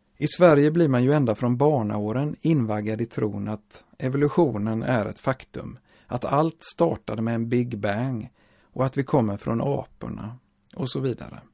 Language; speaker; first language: Swedish; native; Swedish